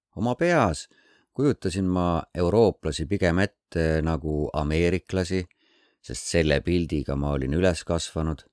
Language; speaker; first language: Estonian; non-native, fluent; Korean